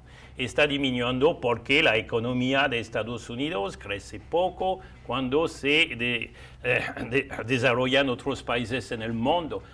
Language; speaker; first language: Spanish; non-native, fluent; French